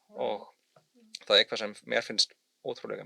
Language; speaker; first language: Icelandic; non-native, learner; German